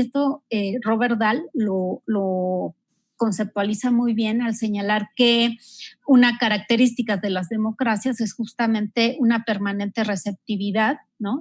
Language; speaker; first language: Spanish; native; Spanish